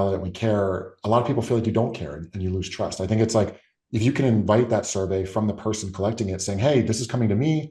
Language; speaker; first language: English; native; English